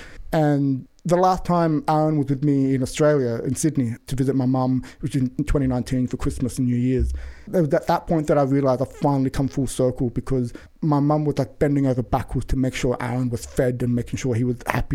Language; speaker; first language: English; native; English